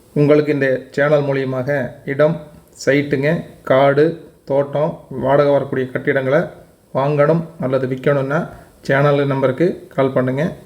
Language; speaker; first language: Tamil; native; Tamil